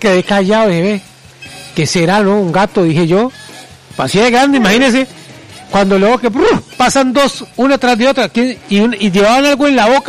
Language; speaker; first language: Spanish; native; Spanish